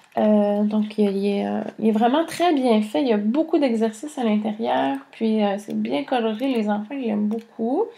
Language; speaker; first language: French; native; French